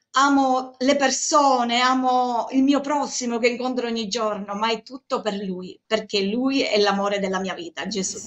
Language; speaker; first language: Italian; native; Italian